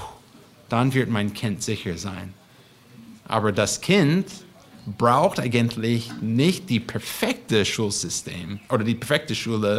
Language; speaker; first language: German; non-native, fluent; English